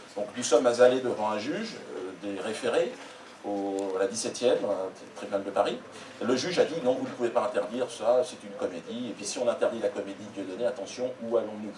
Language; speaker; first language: French; native; French